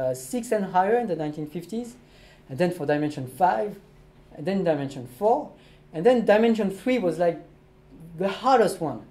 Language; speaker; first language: English; non-native, fluent; French